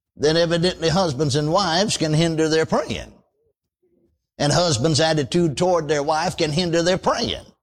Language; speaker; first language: English; native; English